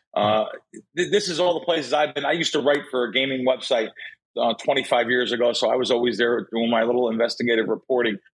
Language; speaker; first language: English; native; English